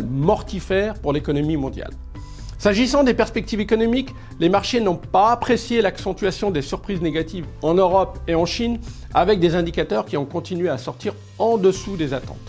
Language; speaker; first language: French; native; French